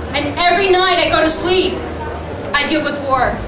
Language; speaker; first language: English; native; English